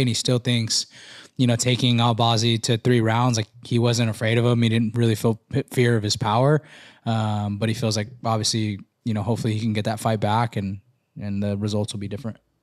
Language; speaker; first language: English; early bilingual, other home language; Spanish